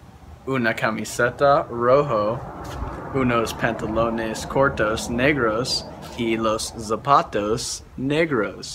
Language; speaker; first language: Spanish; non-native, learner; English